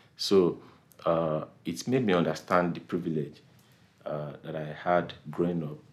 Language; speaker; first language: English; non-native, local second language; Yoruba